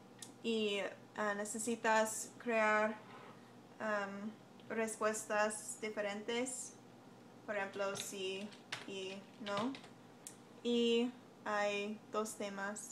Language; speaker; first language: Spanish; non-native, learner; English